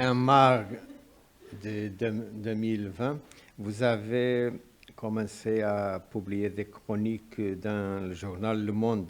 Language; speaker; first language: French; non-native, fluent; Portuguese